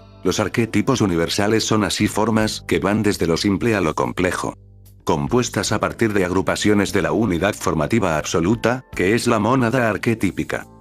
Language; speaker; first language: Spanish; native; Spanish